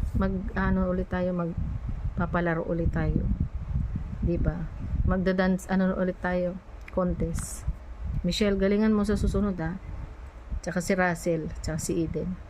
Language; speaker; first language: Filipino; non-native, local second language; Iloko